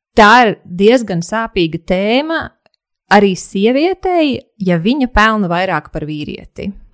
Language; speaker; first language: Latvian; native; Latvian